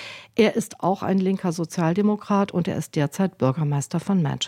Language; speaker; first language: German; native; German